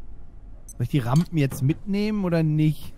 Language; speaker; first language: German; native; German